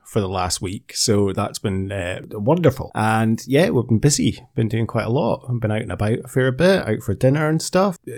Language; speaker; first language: English; native; English